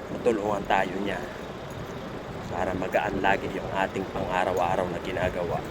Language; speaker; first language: Filipino; non-native, local second language; Bikol